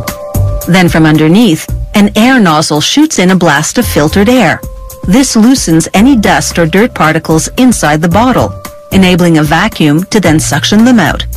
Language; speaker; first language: English; native; English